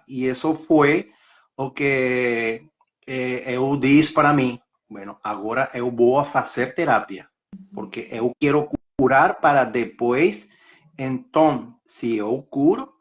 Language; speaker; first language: Portuguese; non-native, learner; Spanish